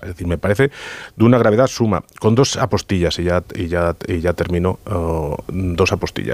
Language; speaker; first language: Spanish; native; Spanish